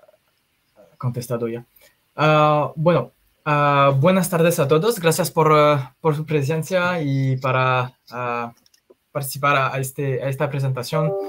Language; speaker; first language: Spanish; non-native, fluent; French